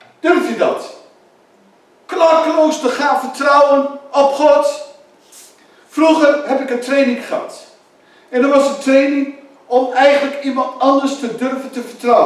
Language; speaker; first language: Dutch; native; Dutch